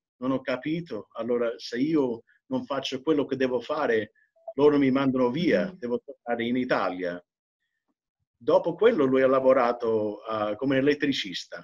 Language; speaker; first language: Italian; early bilingual, heritage; English